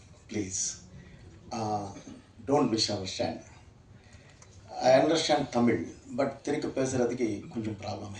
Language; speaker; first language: Tamil; non-native, learner; Telugu